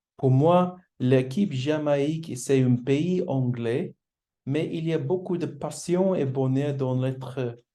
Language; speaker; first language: French; non-native, learner; English